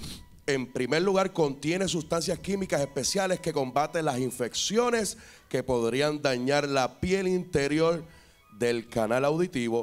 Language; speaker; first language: Spanish; native; Spanish